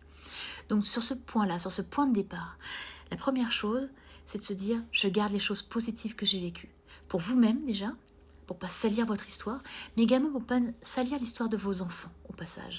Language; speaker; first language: French; native; French